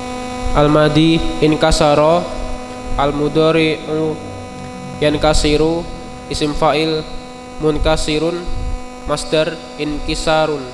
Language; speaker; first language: Arabic; non-native, learner; Indonesian